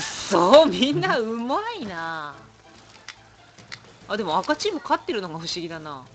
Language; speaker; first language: Japanese; native; Japanese